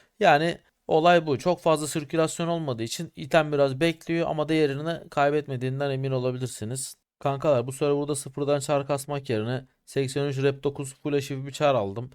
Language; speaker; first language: Turkish; native; Turkish